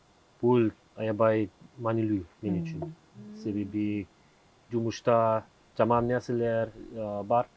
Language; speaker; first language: Kyrgyz; non-native, learner; German